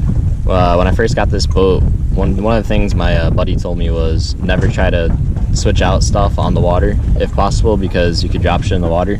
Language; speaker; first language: English; native; English